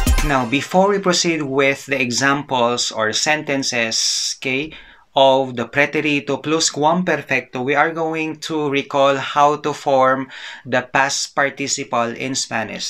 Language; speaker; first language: English; non-native, local second language; Filipino